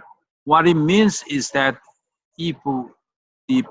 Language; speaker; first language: English; non-native, fluent; Korean